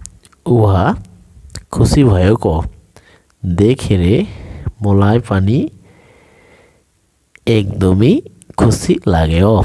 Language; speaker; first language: Nepali; non-native, local second language; Bangla